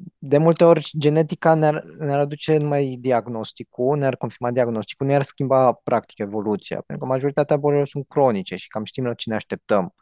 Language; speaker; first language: Romanian; native; Romanian